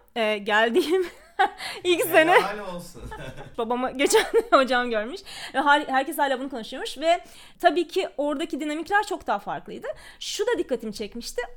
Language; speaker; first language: Turkish; early bilingual, other home language; Russian